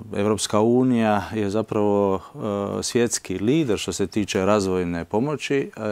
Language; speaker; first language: Croatian; early bilingual, heritage; Croatian